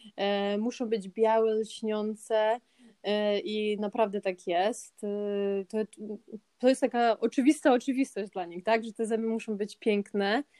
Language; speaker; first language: Polish; early bilingual, heritage; Polish